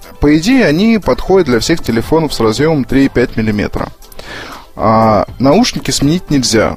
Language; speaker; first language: Russian; native; Russian